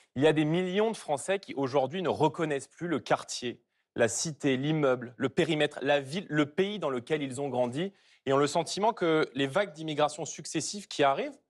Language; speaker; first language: French; native; French